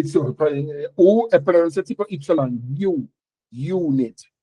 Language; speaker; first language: Portuguese; non-native, learner; English